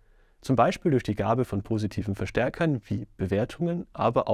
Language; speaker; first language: German; native; German